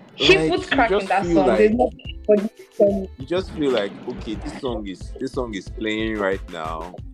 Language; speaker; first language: English; non-native, local second language; Yoruba